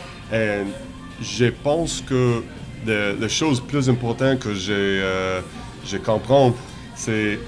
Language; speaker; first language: French; non-native, learner; English